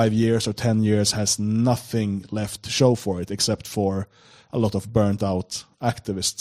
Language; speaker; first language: English; non-native, fluent; Swedish